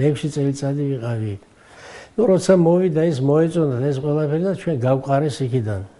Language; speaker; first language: Georgian; non-native, local second language; Abkhazian